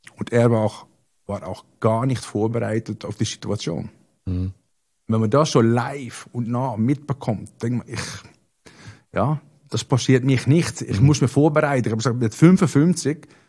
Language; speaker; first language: German; non-native, fluent; Dutch